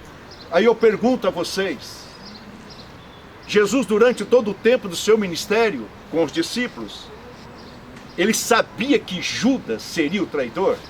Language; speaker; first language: Portuguese; native; Portuguese